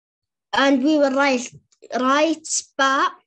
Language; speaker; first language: English; non-native, learner; Arabic